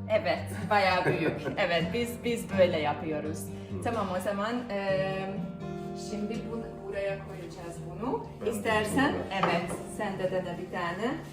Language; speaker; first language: Turkish; non-native, fluent; Hungarian